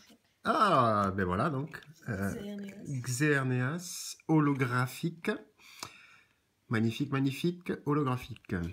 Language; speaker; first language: French; native; French